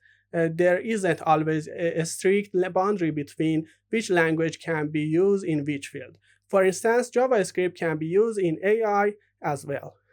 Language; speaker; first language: English; non-native, fluent; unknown